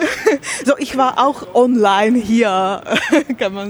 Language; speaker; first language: German; non-native, learner; Slovak